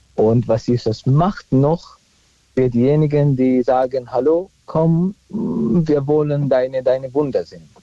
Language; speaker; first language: German; non-native, fluent; Arabic